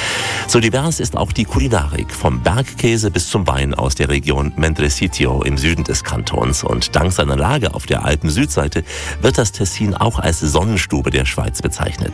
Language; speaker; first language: German; native; German